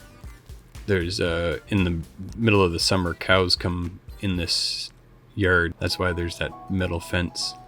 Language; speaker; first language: English; native; English